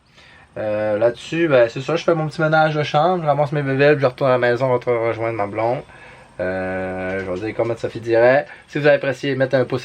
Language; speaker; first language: French; native; French